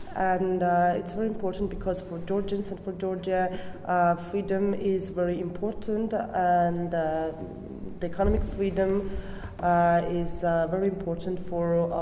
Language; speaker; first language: English; non-native, fluent; Georgian